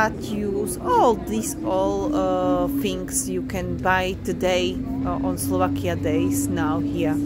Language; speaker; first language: English; non-native, learner; Slovak